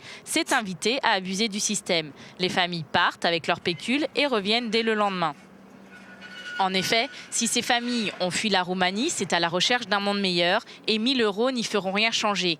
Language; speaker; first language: French; native; French